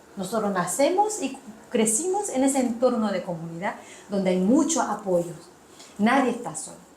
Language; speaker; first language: Spanish; non-native, fluent; Japanese